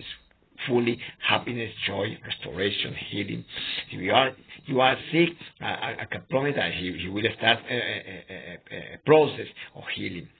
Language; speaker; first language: English; non-native, fluent; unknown